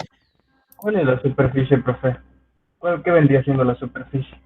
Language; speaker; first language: Spanish; native; Spanish